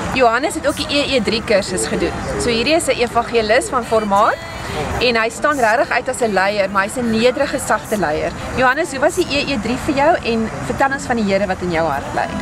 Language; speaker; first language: Afrikaans; native; Afrikaans